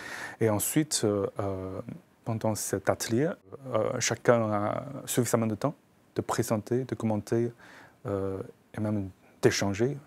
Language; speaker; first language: French; non-native, fluent; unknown